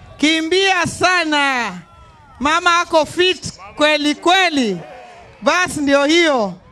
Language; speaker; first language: Swahili; non-native, local second language; Luo (Kenya and Tanzania)